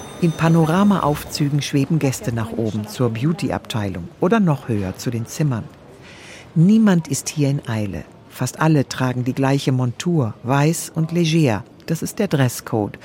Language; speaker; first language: German; native; German